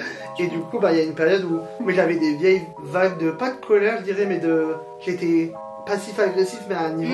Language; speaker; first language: French; native; French